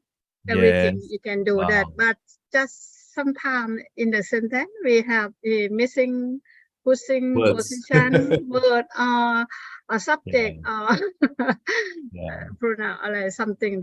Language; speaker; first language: English; non-native, learner; Thai